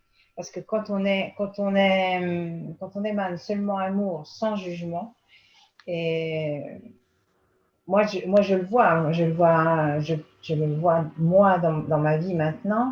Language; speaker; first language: French; native; French